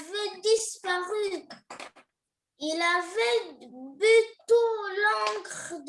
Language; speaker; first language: French; non-native, learner; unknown